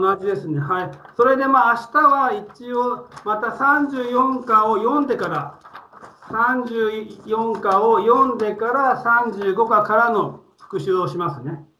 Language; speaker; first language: Japanese; non-native, fluent; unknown